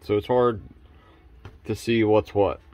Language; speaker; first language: English; native; English